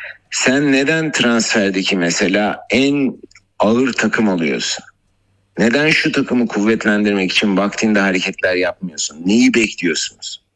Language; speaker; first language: Turkish; native; Turkish